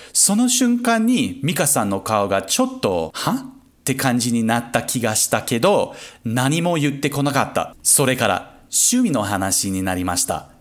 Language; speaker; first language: Japanese; non-native, fluent; English